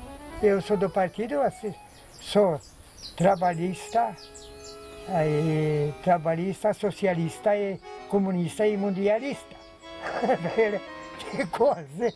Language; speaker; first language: Portuguese; non-native, local second language; Polish